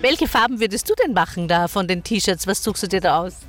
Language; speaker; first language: German; native; German